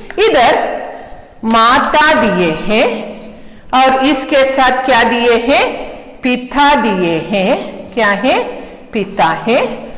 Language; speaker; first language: Hindi; non-native, local second language; Kannada